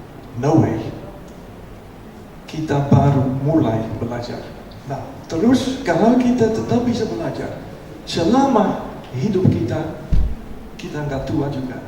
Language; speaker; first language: Indonesian; non-native, fluent; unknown